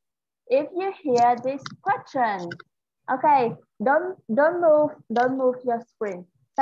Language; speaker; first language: English; non-native, fluent; Vietnamese